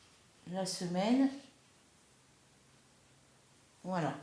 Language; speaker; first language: French; native; French